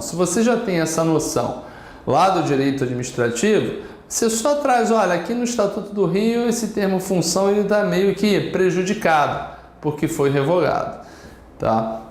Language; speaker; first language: Portuguese; native; Portuguese